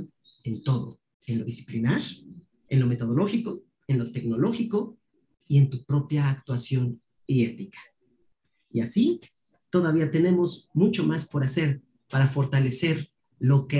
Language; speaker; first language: Spanish; native; Spanish